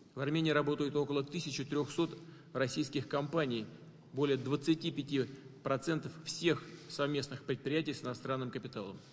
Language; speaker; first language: Russian; native; Russian